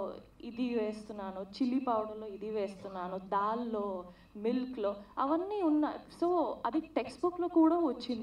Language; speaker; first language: Telugu; non-native, learner; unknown